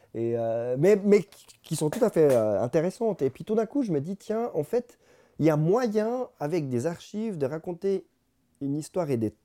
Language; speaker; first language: French; non-native, fluent; Spanish